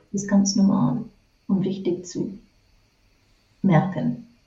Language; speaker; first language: German; non-native, fluent; English